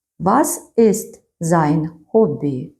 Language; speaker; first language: German; non-native, fluent; Ukrainian